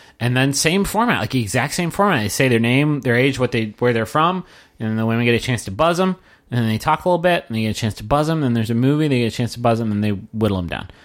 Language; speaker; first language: English; native; English